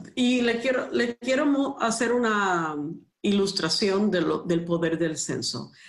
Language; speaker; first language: Spanish; early bilingual, heritage; Spanish